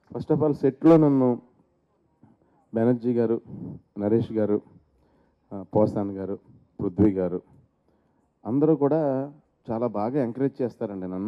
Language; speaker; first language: Telugu; native; Telugu